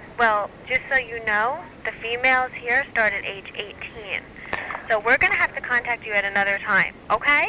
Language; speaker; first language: English; native; English